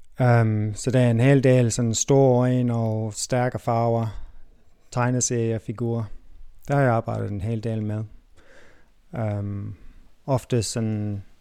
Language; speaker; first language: Danish; non-native, fluent; English